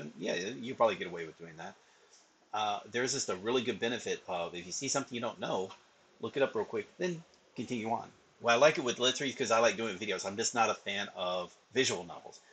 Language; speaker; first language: English; native; English